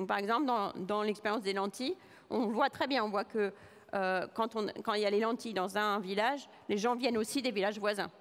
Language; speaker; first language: French; native; French